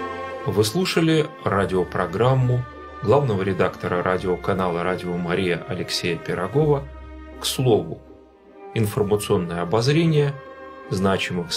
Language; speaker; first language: Russian; native; Russian